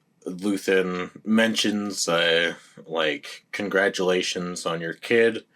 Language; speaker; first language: English; native; English